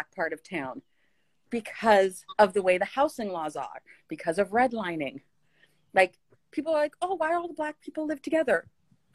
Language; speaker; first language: English; native; English